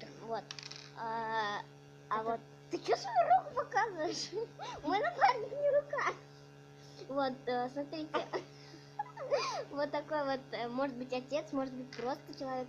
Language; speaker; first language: Russian; native; Russian